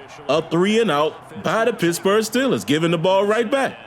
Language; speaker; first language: English; native; English